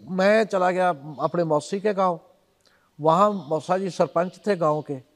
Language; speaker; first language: Hindi; non-native, local second language; Punjabi